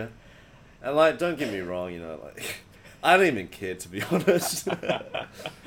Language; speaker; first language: English; native; English